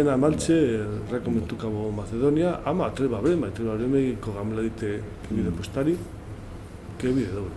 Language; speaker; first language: Macedonian; non-native, learner; Spanish